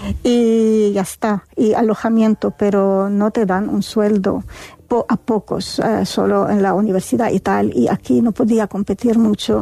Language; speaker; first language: Spanish; non-native, fluent; Arabic